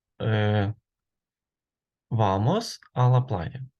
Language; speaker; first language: Spanish; non-native, fluent; Ukrainian